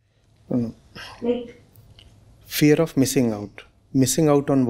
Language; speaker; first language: English; non-native, local second language; Hindi